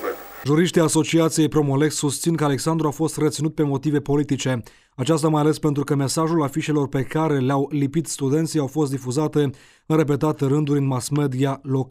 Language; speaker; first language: Romanian; native; Romanian